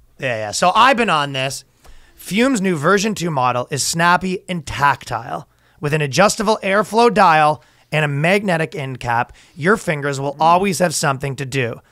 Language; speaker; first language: English; native; English